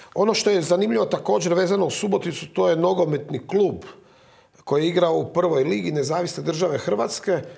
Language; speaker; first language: Croatian; native; Croatian